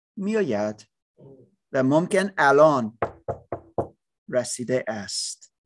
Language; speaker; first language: Persian; non-native, learner; English